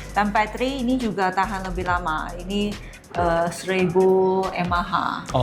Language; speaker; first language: Indonesian; non-native, fluent; Chinese